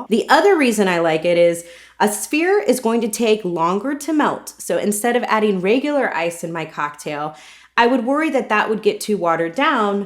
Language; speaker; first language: English; native; English